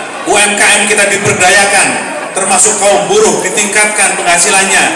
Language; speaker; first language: Indonesian; native; Indonesian